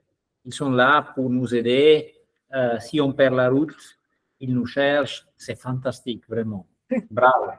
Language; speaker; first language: French; non-native, fluent; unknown